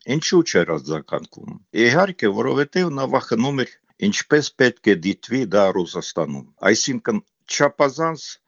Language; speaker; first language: Armenian; non-native, fluent; Ukrainian